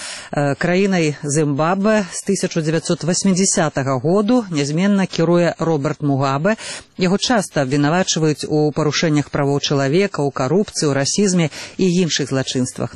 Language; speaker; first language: Belarusian; native; Belarusian